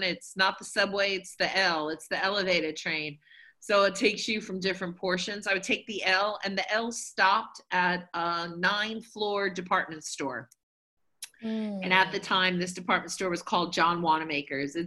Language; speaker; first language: English; native; English